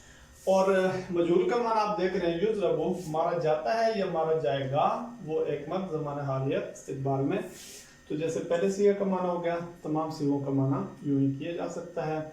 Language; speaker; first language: Urdu; native; Urdu